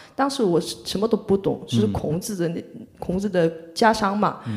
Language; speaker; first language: Chinese; non-native, fluent; Korean